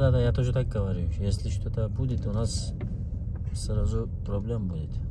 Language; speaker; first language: Russian; non-native, learner; Turkish